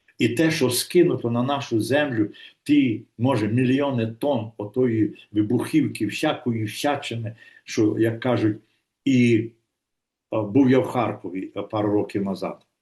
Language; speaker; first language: Ukrainian; native; Ukrainian